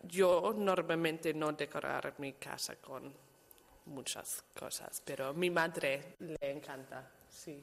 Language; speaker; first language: Spanish; non-native, learner; English